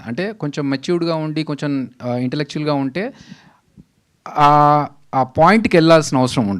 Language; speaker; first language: Telugu; native; Telugu